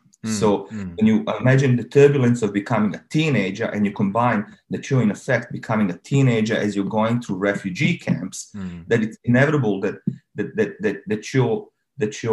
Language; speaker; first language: English; non-native, fluent; Bosnian